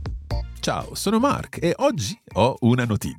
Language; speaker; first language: Italian; non-native, fluent; English